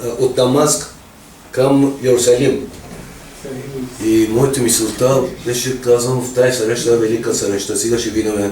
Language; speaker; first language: Bulgarian; non-native, fluent; Persian